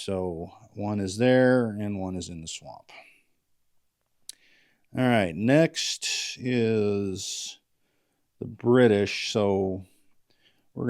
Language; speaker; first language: English; native; English